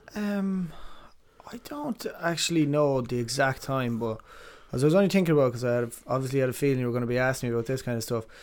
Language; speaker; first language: English; native; English